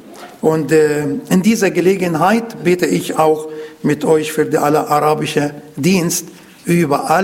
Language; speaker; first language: German; non-native, learner; Arabic